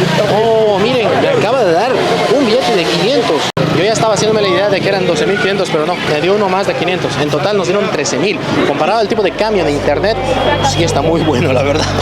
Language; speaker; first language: Spanish; native; Spanish